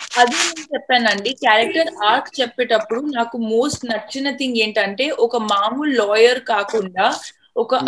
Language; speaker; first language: Telugu; non-native, fluent; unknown